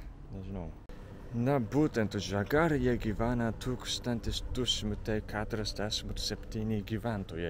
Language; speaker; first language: Lithuanian; non-native, learner; Japanese